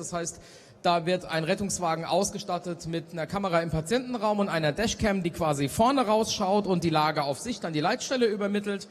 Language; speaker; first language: German; native; German